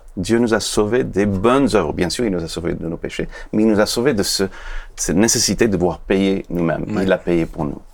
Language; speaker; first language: French; non-native, fluent; Hebrew